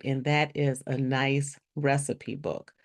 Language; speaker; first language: English; native; English